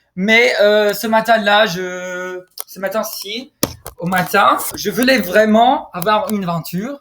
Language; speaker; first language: French; non-native, fluent; English